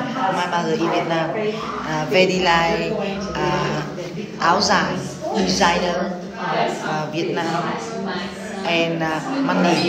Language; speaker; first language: English; non-native, learner; Vietnamese